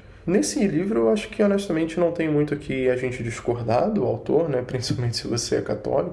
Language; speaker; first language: Portuguese; native; Portuguese